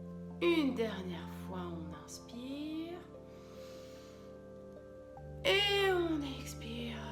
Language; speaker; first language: French; native; French